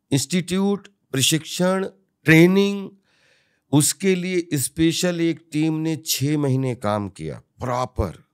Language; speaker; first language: Hindi; native; Hindi